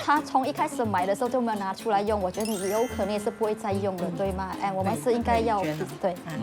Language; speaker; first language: Chinese; native; Chinese